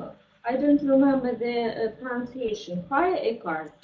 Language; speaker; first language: English; non-native, learner; Russian